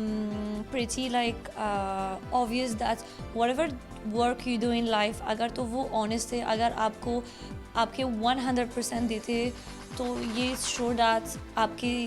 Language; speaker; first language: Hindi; non-native, learner; Arabic